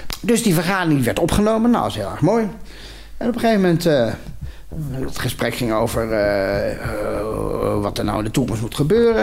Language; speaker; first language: Dutch; native; Dutch